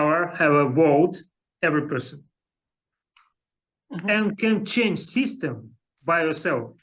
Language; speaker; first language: English; non-native, learner; Russian